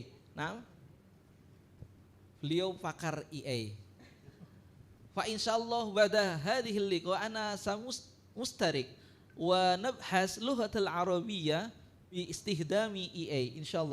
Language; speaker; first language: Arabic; non-native, fluent; Indonesian